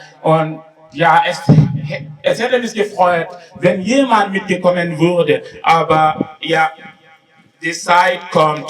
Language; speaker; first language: German; non-native, learner; Wolof